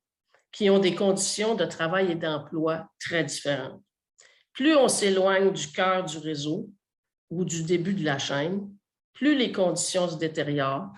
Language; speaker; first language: French; native; French